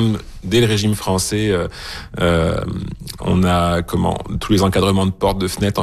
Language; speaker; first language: French; native; French